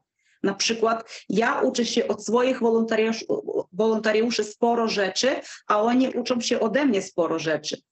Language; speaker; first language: Polish; non-native, fluent; Ukrainian